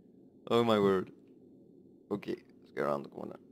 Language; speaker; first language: English; native; English